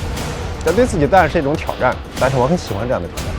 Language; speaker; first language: Chinese; native; Chinese